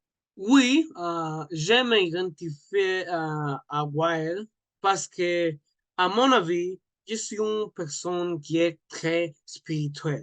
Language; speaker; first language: French; non-native, learner; Spanish